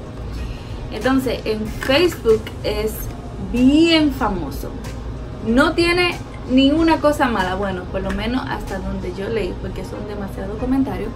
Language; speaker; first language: Spanish; early bilingual, heritage; Spanish